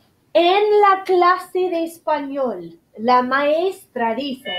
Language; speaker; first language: Spanish; non-native, fluent; English